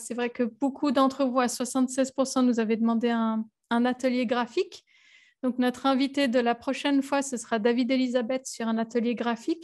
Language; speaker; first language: French; native; French